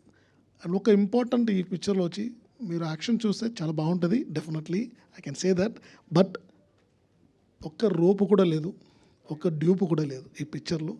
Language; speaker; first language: Telugu; non-native, fluent; Tamil